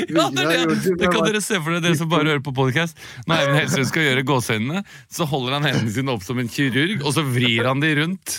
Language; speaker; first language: Norwegian; native; Norwegian